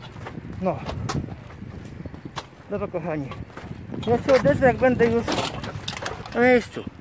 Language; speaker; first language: Polish; native; Polish